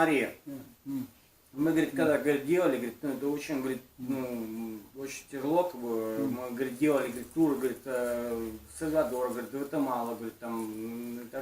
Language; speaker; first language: Russian; native; Russian